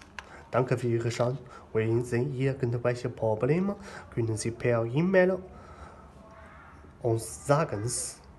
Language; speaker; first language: German; non-native, learner; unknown